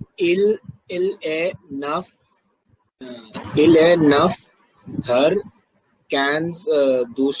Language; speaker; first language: French; non-native, learner; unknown